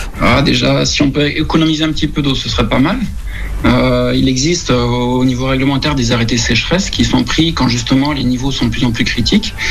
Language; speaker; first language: French; native; French